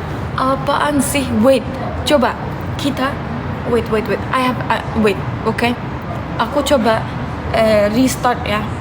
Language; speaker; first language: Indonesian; non-native, learner; Turkish